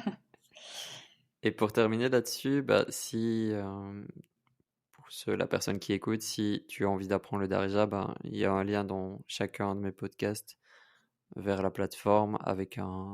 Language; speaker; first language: French; native; French